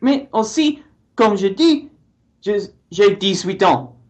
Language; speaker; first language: French; non-native, learner; English